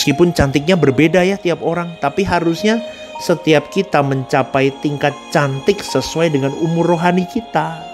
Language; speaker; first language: Indonesian; native; Indonesian